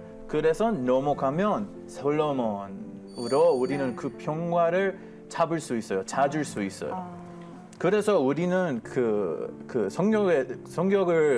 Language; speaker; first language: Korean; non-native, fluent; Hebrew